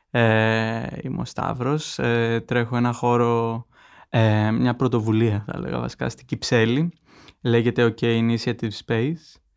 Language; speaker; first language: Greek; native; Greek